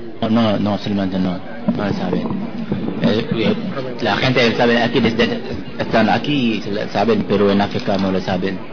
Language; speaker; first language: Spanish; non-native, learner; Wolof